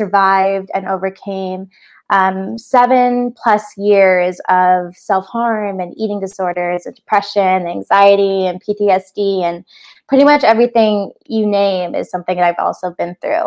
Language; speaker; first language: English; native; English